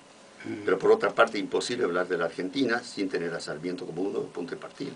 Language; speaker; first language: Spanish; non-native, fluent; English